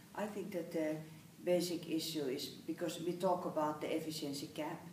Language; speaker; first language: English; non-native, fluent; Finnish